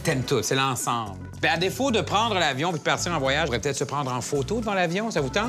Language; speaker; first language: French; native; French